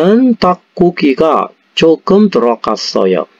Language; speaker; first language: Korean; non-native, fluent; Indonesian